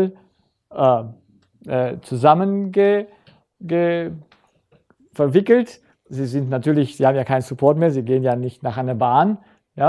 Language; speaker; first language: German; native; German